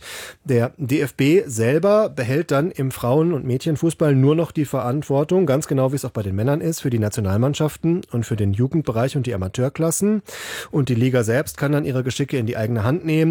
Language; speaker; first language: German; native; German